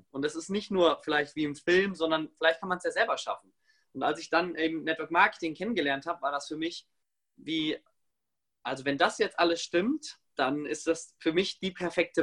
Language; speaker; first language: German; native; German